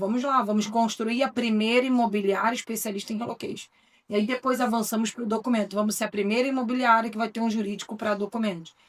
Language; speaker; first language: Portuguese; native; Portuguese